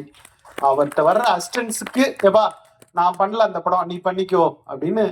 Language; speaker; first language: Tamil; native; Tamil